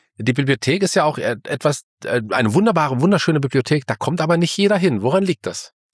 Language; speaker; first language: German; native; German